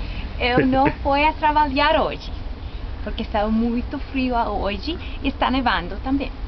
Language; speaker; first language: Portuguese; non-native, learner; Spanish